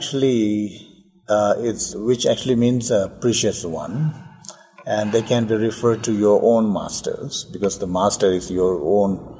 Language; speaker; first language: English; non-native, local second language; Tibetan